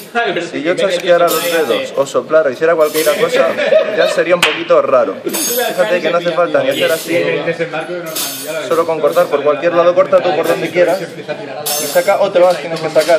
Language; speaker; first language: Spanish; native; Spanish